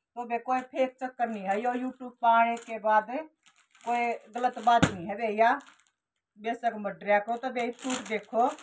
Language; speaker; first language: Hindi; native; Hindi